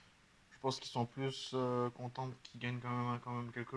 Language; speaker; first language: French; native; French